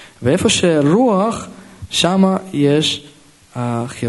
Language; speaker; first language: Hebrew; non-native, local second language; Russian